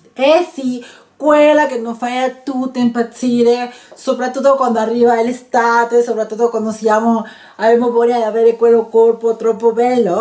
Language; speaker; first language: Italian; non-native, learner; Spanish